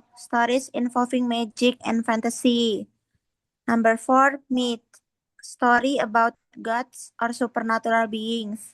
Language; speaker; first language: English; non-native, learner; Indonesian